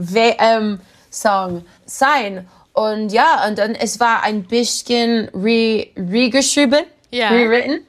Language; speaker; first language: German; non-native, learner; English